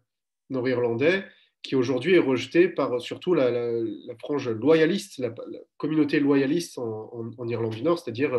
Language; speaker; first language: French; native; French